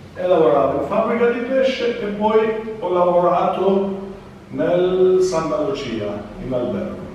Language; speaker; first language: Italian; non-native, fluent; Albanian